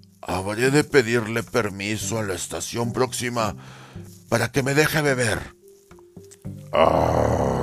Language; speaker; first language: Spanish; native; Spanish